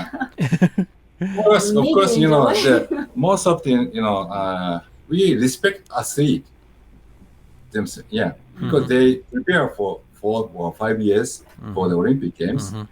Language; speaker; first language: English; non-native, learner; Japanese